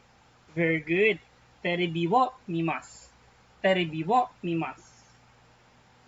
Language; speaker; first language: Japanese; non-native, fluent; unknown